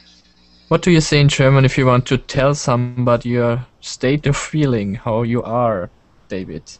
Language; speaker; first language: English; non-native, learner; German